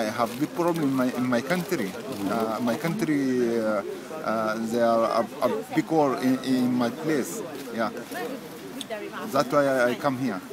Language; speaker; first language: English; non-native, learner; Arabic